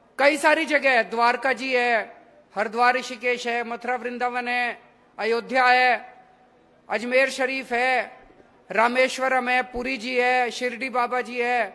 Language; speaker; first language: Hindi; native; Hindi